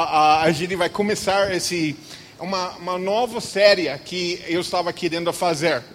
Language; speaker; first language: Portuguese; non-native, fluent; English